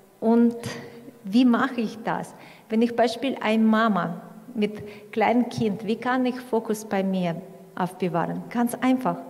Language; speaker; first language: German; non-native, fluent; Russian